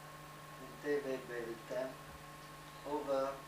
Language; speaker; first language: Dutch; non-native, learner; French